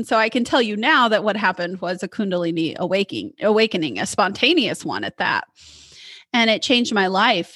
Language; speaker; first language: English; native; English